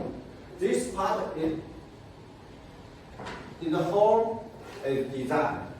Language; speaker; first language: English; non-native, fluent; Chinese